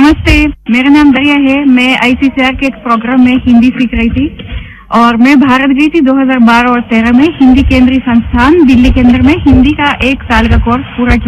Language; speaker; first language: Hindi; non-native, fluent; Russian